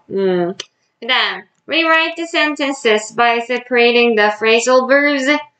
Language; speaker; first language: English; non-native, fluent; Korean